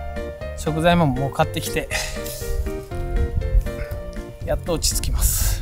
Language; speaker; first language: Japanese; native; Japanese